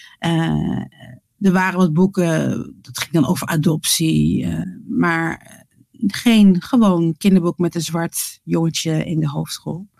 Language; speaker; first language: Dutch; native; Dutch